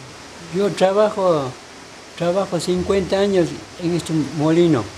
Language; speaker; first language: Spanish; non-native, local second language; Quechua